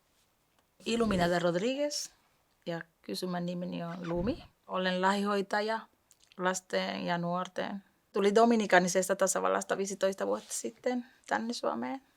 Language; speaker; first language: Finnish; non-native, fluent; Spanish